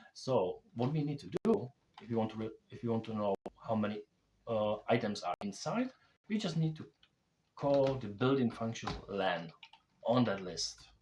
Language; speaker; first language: English; non-native, fluent; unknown